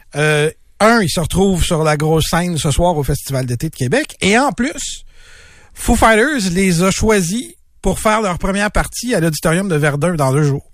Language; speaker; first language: French; native; French